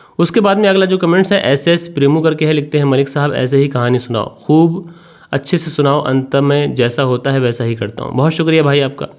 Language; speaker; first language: Hindi; native; Hindi